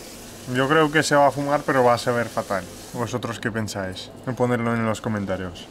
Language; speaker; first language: Spanish; native; Spanish